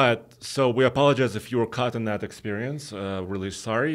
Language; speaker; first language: English; native; English